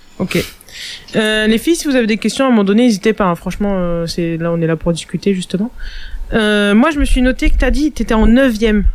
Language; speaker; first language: French; native; French